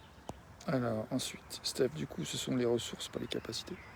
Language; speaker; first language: French; native; French